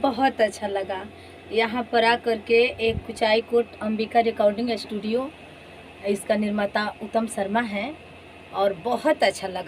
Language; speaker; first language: Hindi; non-native, local second language; Bhojpuri